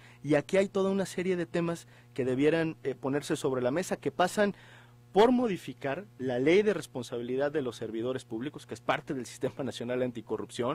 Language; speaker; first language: Spanish; native; Spanish